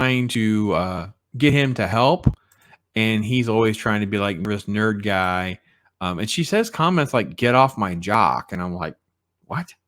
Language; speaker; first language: English; native; English